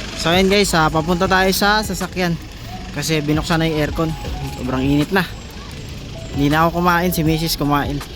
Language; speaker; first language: Filipino; non-native, local second language; Cebuano